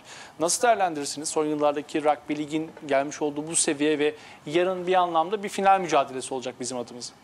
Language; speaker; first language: Turkish; native; Turkish